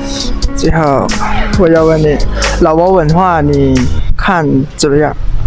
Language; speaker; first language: Chinese; non-native, learner; Lao